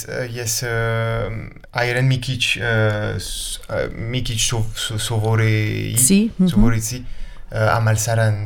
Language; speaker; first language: Armenian; non-native, learner; French